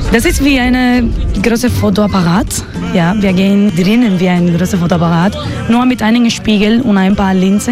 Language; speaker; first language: German; non-native, learner; Spanish